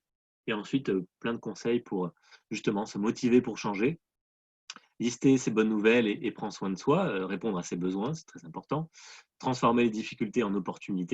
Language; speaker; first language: French; native; French